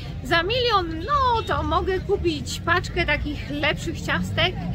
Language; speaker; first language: Polish; native; Polish